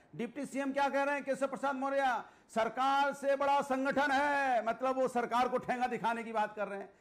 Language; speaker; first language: Hindi; native; Hindi